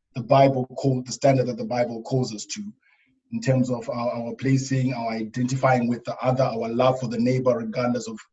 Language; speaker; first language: English; non-native, local second language; Shona